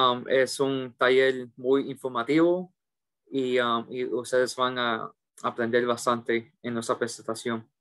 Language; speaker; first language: Spanish; early bilingual, heritage; English